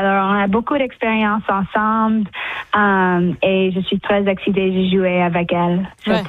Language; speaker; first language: French; early bilingual, heritage; English